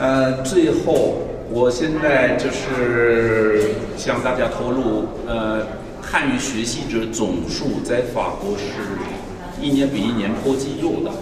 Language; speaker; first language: Chinese; non-native, fluent; French